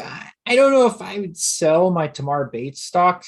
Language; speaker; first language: English; native; English